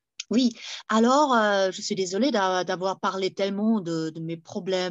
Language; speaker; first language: French; non-native, fluent; German